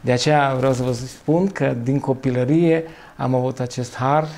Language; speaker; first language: Romanian; native; Romanian